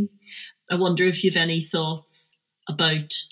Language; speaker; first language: English; native; English